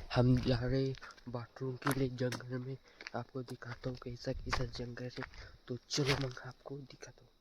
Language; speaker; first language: Hindi; non-native, local second language; Marathi